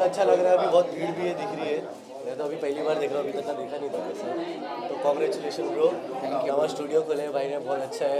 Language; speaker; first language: Hindi; native; Hindi